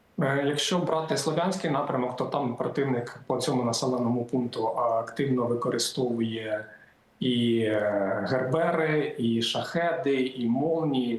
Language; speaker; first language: Ukrainian; native; Ukrainian